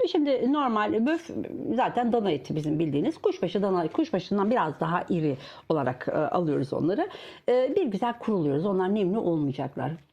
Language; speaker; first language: Turkish; native; Turkish